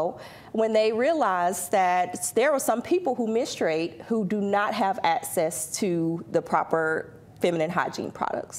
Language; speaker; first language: English; native; English